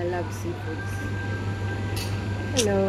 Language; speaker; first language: English; non-native, learner; Filipino